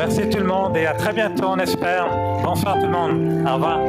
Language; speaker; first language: French; native; French